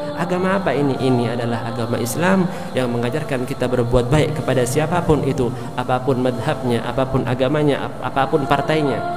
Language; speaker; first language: Indonesian; native; Indonesian